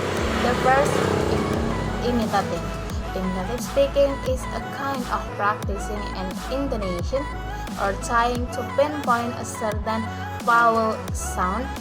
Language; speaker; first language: English; non-native, learner; Indonesian